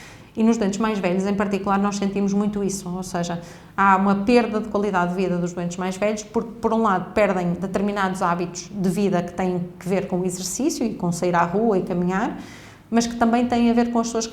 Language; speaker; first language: Portuguese; native; Portuguese